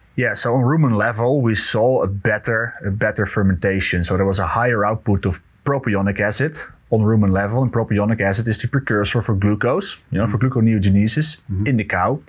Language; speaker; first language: English; non-native, fluent; Dutch